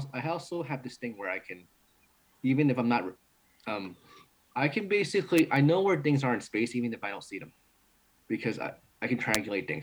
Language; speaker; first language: English; early bilingual, other home language; Cantonese